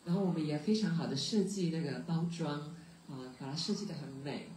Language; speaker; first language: Chinese; native; Chinese